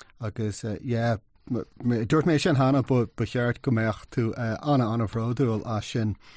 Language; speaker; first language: Irish; non-native, local second language; English